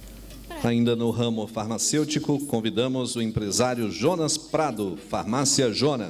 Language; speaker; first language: Portuguese; native; Portuguese